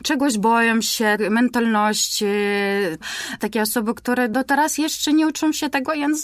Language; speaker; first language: Polish; non-native, learner; Ukrainian